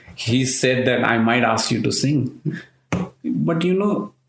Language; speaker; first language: English; non-native, local second language; Marathi